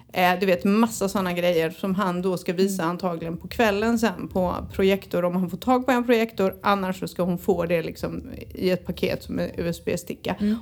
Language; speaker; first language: Swedish; native; Swedish